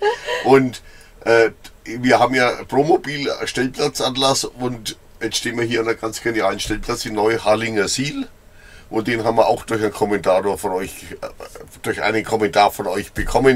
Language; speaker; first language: German; native; German